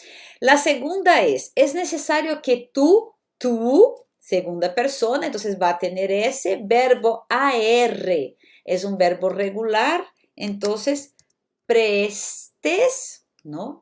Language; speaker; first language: Spanish; non-native, fluent; Portuguese